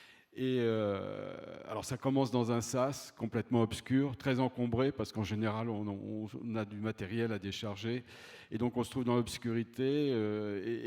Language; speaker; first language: French; native; French